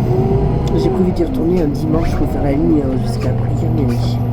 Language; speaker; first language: French; native; French